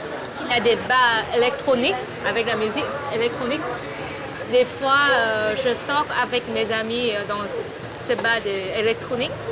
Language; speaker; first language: French; non-native, learner; Vietnamese